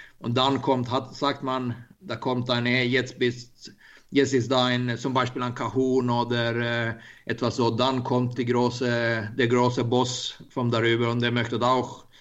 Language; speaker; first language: German; non-native, learner; Swedish